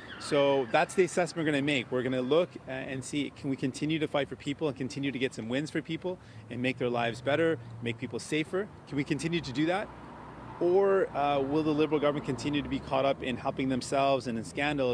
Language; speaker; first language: English; early bilingual, other home language; Punjabi